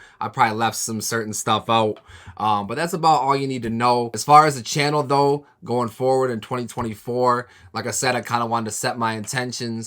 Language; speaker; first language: English; native; English